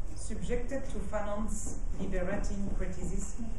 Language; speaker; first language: English; non-native, fluent; French